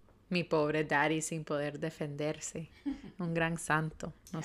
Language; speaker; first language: Spanish; early bilingual, heritage; Spanish